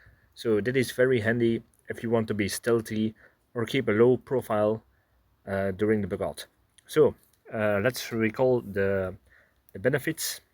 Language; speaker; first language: English; non-native, fluent; Dutch